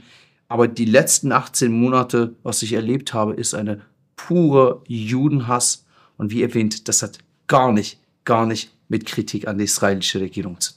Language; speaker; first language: German; non-native, fluent; Persian